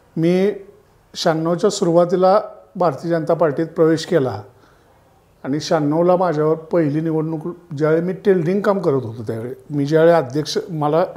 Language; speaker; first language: Marathi; native; Marathi